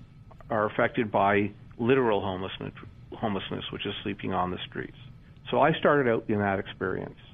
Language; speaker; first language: English; native; English